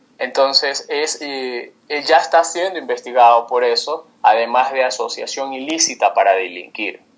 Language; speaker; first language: Spanish; native; Spanish